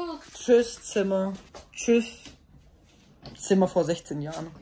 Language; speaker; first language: German; native; German